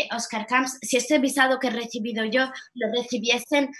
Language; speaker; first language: Spanish; early bilingual, heritage; Arabic